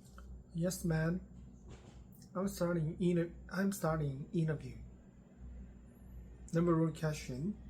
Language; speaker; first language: English; non-native, learner; Korean